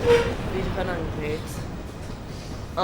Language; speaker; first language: Welsh; non-native, local second language; English